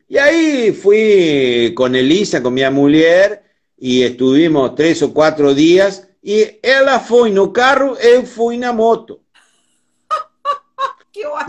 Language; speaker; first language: Portuguese; non-native, learner; Spanish